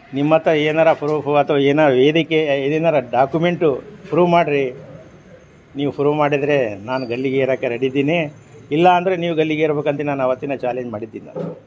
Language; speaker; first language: Kannada; non-native, local second language; Urdu